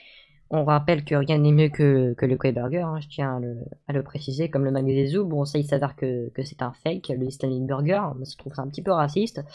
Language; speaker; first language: French; native; French